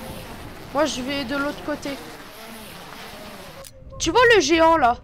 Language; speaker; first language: French; native; French